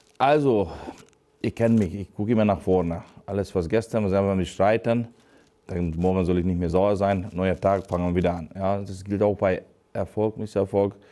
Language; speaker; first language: German; non-native, fluent; Hungarian